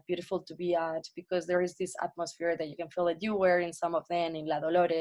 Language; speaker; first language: English; non-native, fluent; Spanish